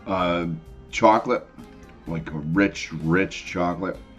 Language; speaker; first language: English; native; English